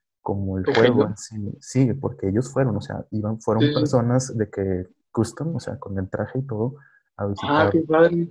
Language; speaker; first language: Spanish; native; Spanish